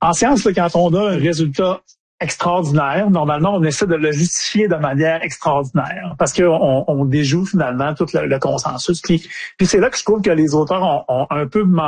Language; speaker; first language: French; native; French